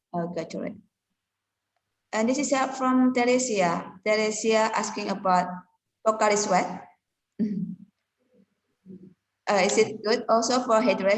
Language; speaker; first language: English; non-native, learner; Indonesian